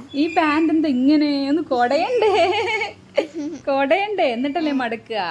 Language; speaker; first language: Malayalam; native; Malayalam